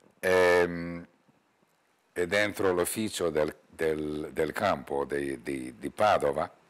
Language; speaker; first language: Italian; non-native, learner; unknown